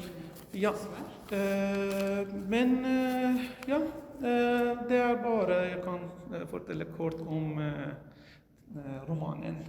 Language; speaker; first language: Norwegian; non-native, learner; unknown